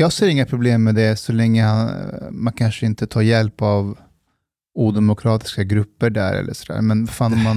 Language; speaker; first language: Swedish; early bilingual, other home language; Arabic